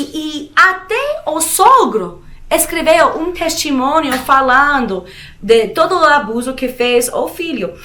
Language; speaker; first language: Portuguese; non-native, fluent; Spanish